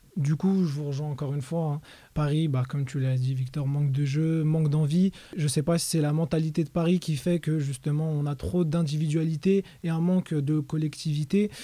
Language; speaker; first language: French; native; French